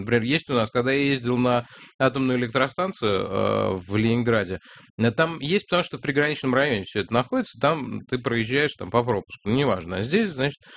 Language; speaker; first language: Russian; native; Russian